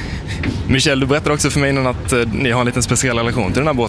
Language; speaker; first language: Swedish; native; Swedish